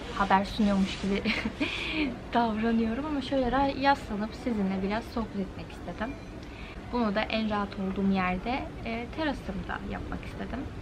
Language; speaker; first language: Turkish; early bilingual, heritage; Turkish